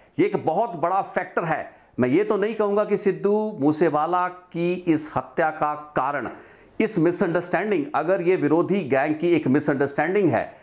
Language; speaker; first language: Hindi; non-native, local second language; Punjabi